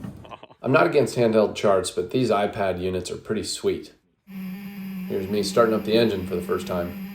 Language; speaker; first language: English; native; English